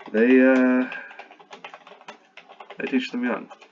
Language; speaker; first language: English; native; English